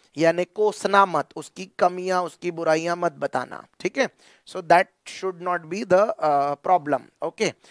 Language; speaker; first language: Hindi; non-native, local second language; Marathi